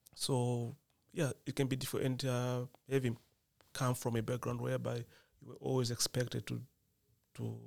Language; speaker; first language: English; non-native, local second language; Nyanja